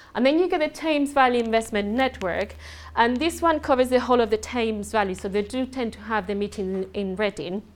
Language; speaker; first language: English; non-native, fluent; Spanish